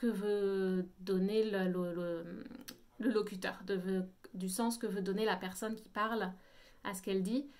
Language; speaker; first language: French; native; French